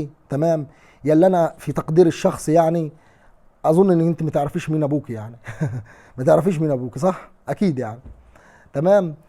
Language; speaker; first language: Arabic; native; Arabic